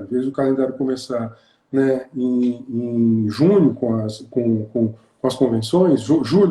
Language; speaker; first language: Portuguese; native; Portuguese